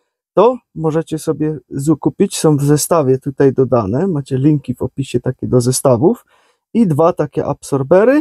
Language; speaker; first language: Polish; native; Polish